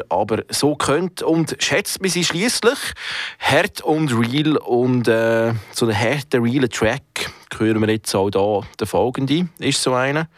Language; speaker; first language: German; native; German